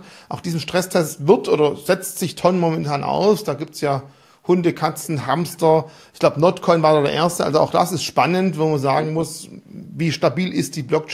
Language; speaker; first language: German; native; German